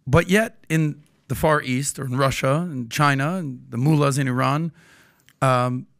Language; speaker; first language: English; native; English